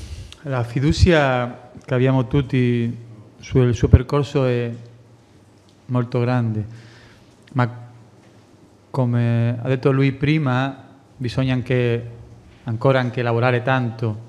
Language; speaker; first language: Italian; non-native, fluent; Spanish